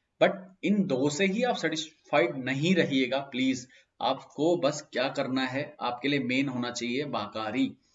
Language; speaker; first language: Hindi; native; Hindi